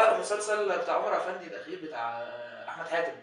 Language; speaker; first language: Arabic; native; Arabic